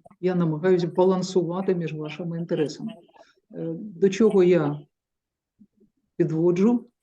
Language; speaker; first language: Ukrainian; native; Ukrainian